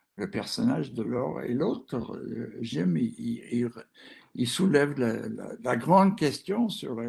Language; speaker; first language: French; non-native, fluent; English